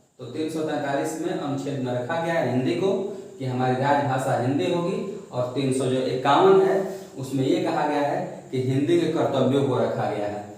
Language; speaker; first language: Hindi; non-native, local second language; Bhojpuri